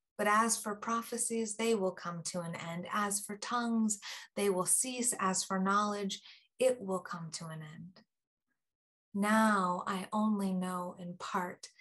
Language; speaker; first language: English; native; English